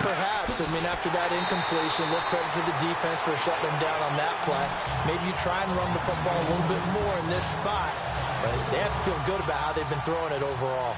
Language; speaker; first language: English; native; English